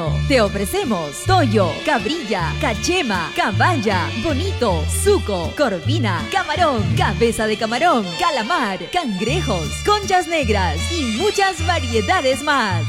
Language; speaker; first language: Spanish; native; Spanish